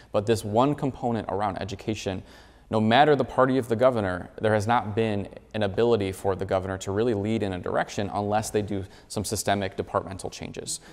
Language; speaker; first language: English; native; English